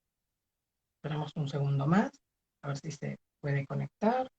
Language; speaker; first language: Spanish; native; Spanish